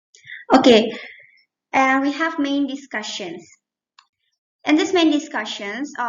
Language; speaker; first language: English; non-native, learner; Indonesian